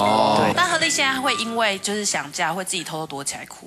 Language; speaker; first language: Chinese; native; Chinese